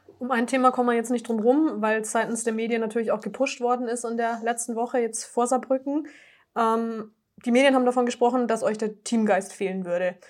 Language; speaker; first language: German; native; German